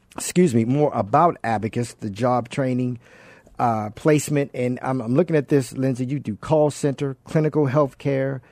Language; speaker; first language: English; native; English